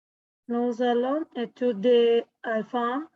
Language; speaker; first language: French; non-native, learner; Tamil